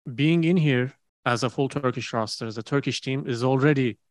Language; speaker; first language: English; non-native, fluent; Turkish